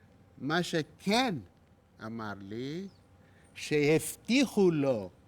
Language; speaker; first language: Hebrew; non-native, fluent; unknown